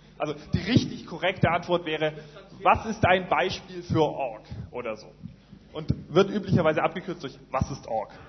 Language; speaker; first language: German; native; German